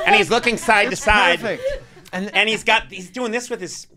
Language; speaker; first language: English; native; English